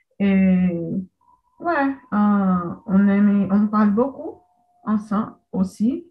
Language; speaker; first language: French; non-native, learner; Portuguese